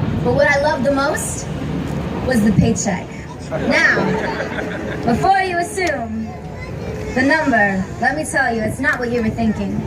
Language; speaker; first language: English; native; English